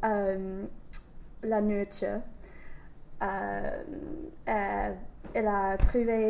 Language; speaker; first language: French; non-native, learner; English